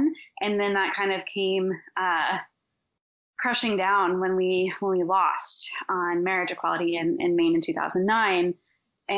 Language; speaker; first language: English; native; English